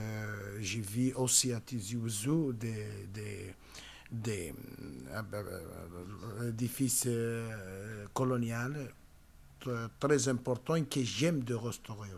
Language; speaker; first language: French; non-native, learner; Spanish